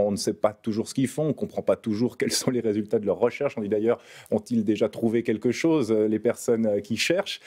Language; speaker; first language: French; native; French